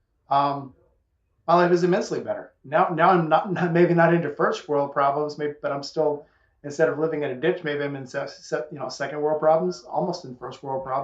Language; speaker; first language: English; native; English